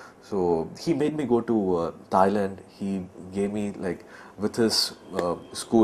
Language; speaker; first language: English; non-native, local second language; Tamil